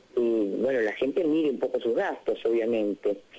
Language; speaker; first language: Spanish; native; Spanish